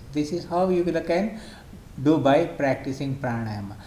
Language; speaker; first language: English; non-native, local second language; Kannada